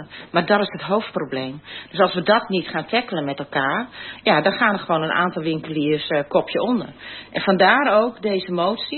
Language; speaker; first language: Dutch; native; Dutch